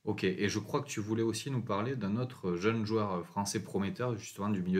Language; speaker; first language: French; native; French